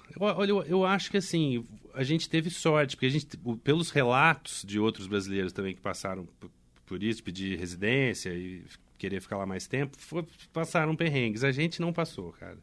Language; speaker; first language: Portuguese; native; Portuguese